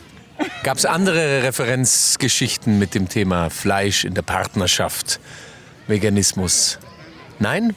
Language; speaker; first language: German; native; German